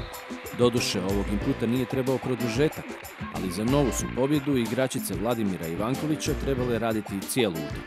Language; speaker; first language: Serbian; native; Serbian